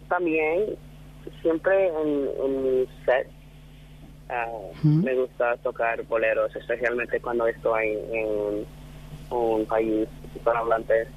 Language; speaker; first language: Spanish; non-native, fluent; English